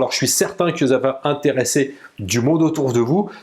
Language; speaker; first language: French; native; French